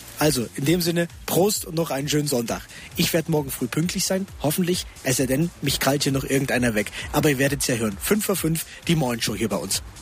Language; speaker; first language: German; native; German